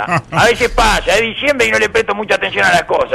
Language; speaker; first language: Spanish; native; Spanish